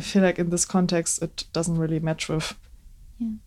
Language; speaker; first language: English; non-native, fluent; German